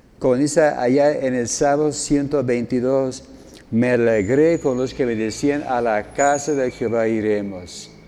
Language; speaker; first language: Spanish; non-native, fluent; English